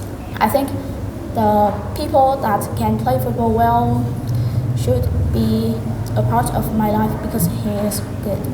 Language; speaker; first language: English; non-native, learner; Vietnamese